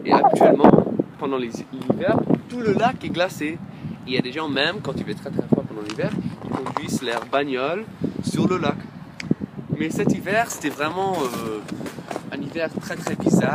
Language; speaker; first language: French; non-native, fluent; English